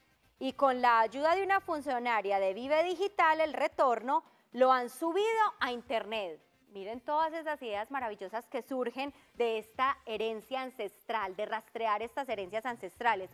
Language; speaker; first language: Spanish; native; Spanish